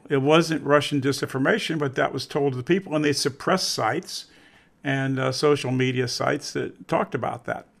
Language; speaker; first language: English; native; English